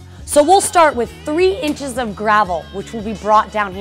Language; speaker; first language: English; native; English